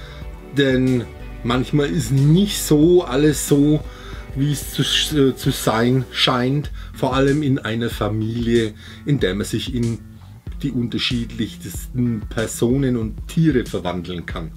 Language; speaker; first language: German; native; German